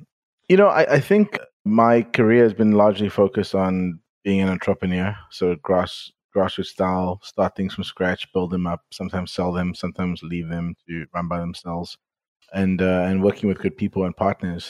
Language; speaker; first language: English; native; English